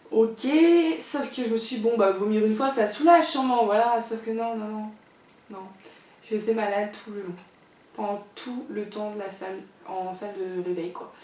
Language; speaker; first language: French; native; French